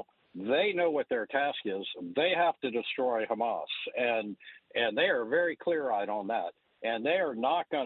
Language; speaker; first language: English; native; English